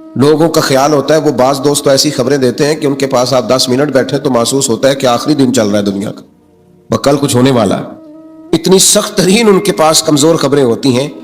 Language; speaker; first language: Urdu; native; Urdu